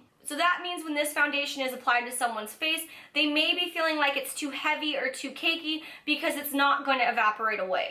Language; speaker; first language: English; native; English